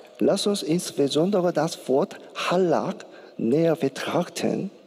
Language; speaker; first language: German; non-native, learner; Korean